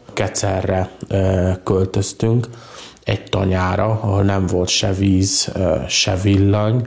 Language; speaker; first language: Hungarian; native; Hungarian